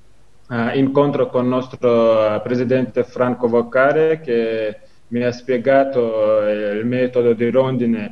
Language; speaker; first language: Italian; non-native, learner; Chechen